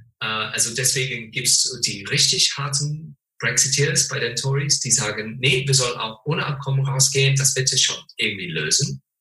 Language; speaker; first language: German; non-native, fluent; English